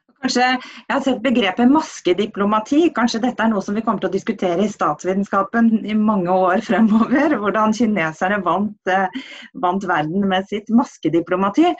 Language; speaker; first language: Norwegian; native; Norwegian